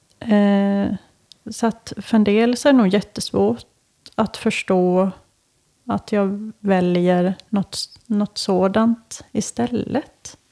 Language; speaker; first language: Swedish; native; Swedish